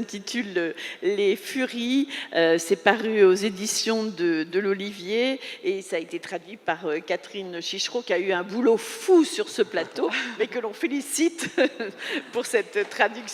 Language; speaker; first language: French; native; French